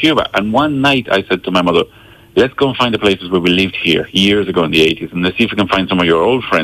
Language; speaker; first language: English; non-native, fluent; Spanish